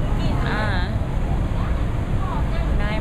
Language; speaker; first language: English; non-native, learner; Thai